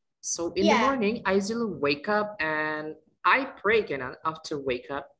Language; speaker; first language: English; non-native, fluent; Indonesian